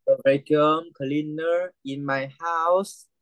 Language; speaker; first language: English; non-native, learner; Vietnamese